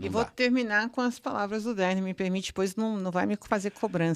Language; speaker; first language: Portuguese; native; Portuguese